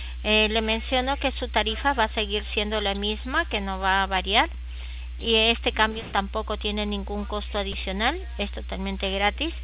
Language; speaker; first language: Spanish; native; Spanish